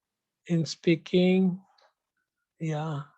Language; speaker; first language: English; non-native, fluent; Indonesian